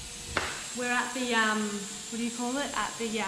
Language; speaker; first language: English; native; English